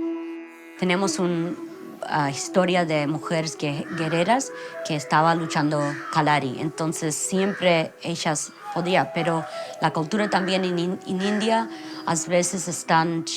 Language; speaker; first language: Spanish; non-native, fluent; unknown